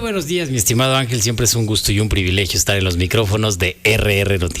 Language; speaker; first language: Spanish; native; Spanish